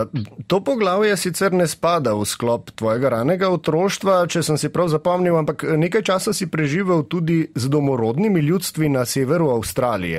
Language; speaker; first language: Slovenian; native; Slovenian